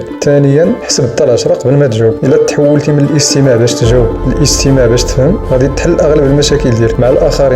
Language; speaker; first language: Arabic; native; Arabic